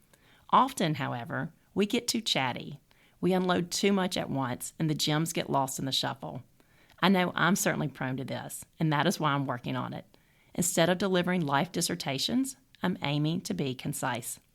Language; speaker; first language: English; native; English